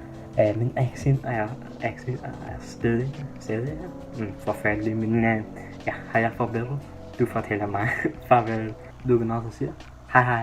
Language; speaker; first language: Danish; non-native, learner; English